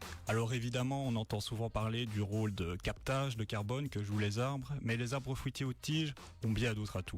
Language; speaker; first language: French; native; French